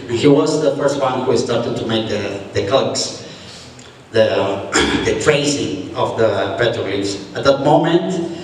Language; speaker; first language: English; non-native, fluent; Spanish